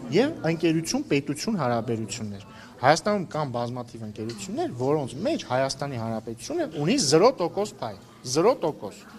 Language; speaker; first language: Armenian; native; Armenian